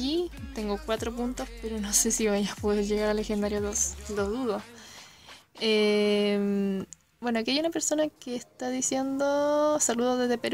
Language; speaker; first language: Spanish; native; Spanish